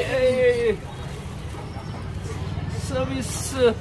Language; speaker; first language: Korean; native; Korean